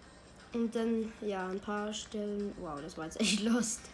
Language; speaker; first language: German; native; German